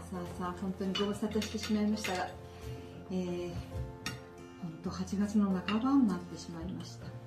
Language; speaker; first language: Japanese; native; Japanese